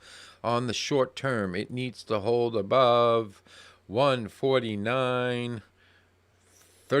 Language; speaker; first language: English; native; English